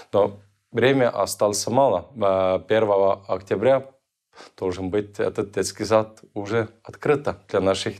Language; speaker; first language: Russian; non-native, local second language; Estonian